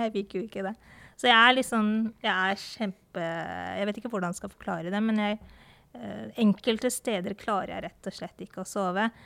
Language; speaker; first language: Norwegian; early bilingual, other home language; Urdu